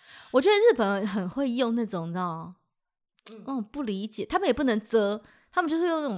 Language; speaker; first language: Chinese; native; Chinese